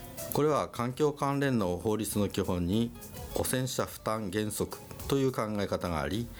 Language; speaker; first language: Japanese; native; Japanese